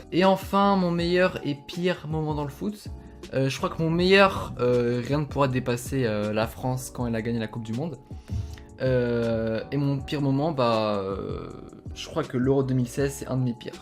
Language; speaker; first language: French; native; French